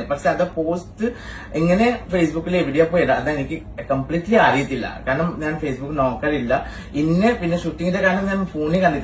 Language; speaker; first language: Malayalam; non-native, fluent; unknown